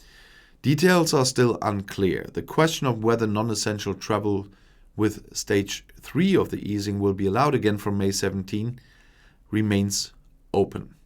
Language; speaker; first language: English; non-native, fluent; German